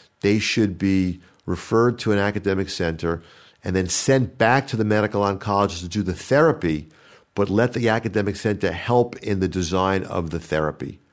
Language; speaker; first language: English; native; English